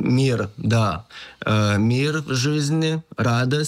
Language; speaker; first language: Russian; non-native, learner; Lithuanian